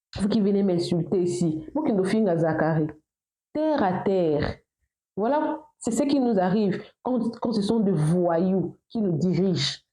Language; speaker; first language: French; non-native, local second language; Lingala